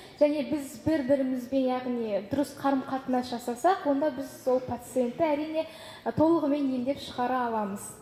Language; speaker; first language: Kazakh; non-native, local second language; Russian